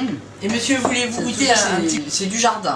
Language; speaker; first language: French; native; French